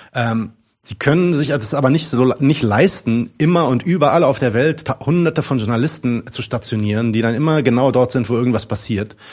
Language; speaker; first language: German; early bilingual, other home language; Arabic